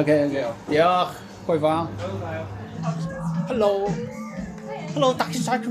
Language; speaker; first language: Welsh; non-native, learner; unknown